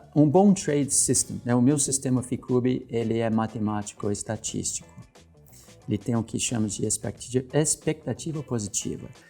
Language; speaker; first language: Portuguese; non-native, fluent; English